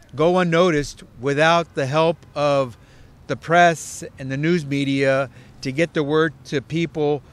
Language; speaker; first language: English; early bilingual, other home language; Spanish